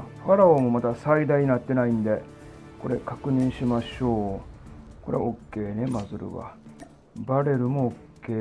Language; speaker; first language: Japanese; native; Japanese